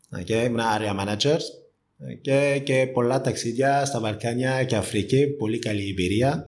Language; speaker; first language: Greek; non-native, fluent; French